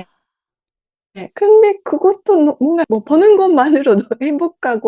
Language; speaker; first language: Korean; non-native, learner; Japanese